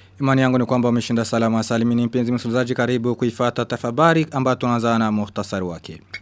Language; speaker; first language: Swahili; non-native, local second language; Rundi